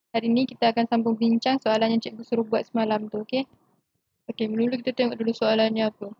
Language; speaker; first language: Malay; native; Malay